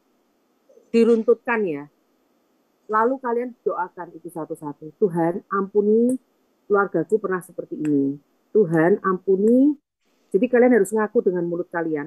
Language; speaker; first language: Indonesian; native; Indonesian